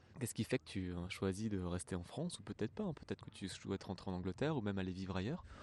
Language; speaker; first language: French; native; French